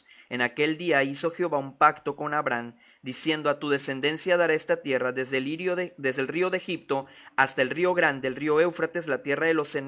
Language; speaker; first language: Spanish; native; Spanish